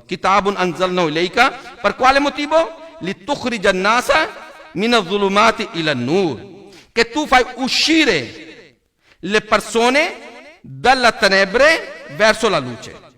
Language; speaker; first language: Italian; non-native, learner; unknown